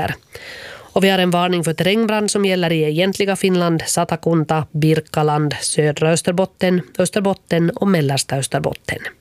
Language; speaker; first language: Swedish; native; Swedish